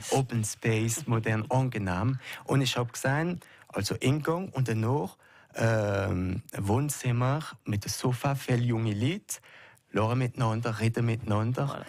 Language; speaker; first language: German; non-native, local second language; French